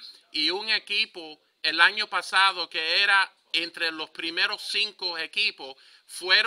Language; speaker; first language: Spanish; early bilingual, heritage; Spanish